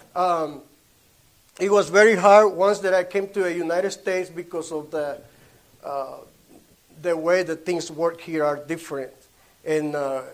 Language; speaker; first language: English; non-native, learner; Spanish